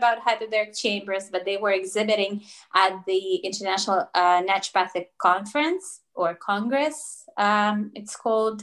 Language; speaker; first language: English; non-native, fluent; Russian